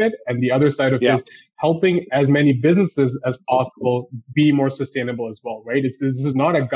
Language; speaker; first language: English; non-native, local second language; Urdu